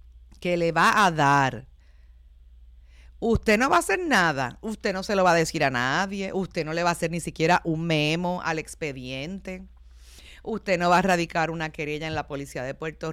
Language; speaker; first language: Spanish; native; Spanish